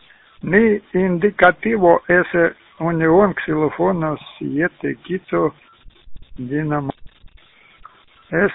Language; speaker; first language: Spanish; non-native, learner; Russian